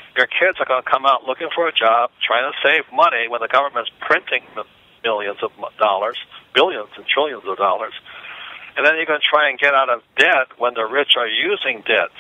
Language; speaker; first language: English; native; English